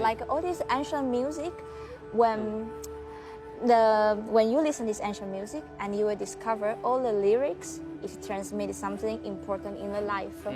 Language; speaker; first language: English; non-native, learner; Chinese